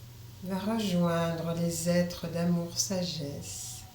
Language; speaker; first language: French; native; French